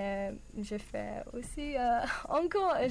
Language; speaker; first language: French; non-native, learner; English